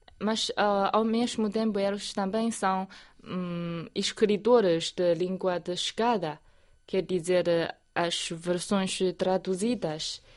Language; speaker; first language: Portuguese; non-native, fluent; Chinese